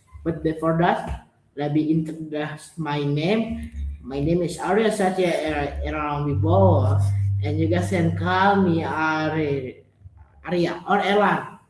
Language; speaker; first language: English; non-native, learner; Indonesian